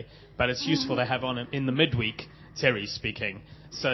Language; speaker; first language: English; native; English